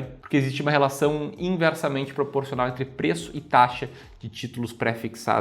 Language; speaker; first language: Portuguese; native; Portuguese